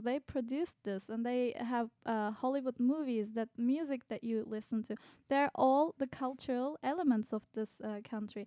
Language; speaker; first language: English; non-native, fluent; Turkish